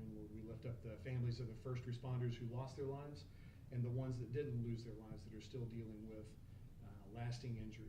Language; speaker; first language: English; native; English